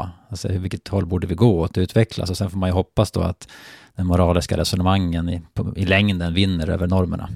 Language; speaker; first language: Swedish; native; Swedish